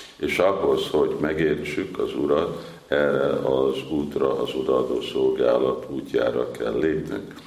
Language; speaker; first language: Hungarian; early bilingual, heritage; Hungarian